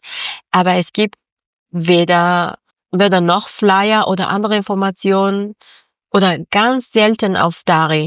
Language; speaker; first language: German; non-native, learner; Persian